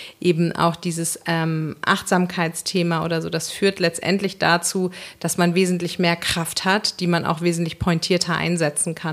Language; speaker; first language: German; native; German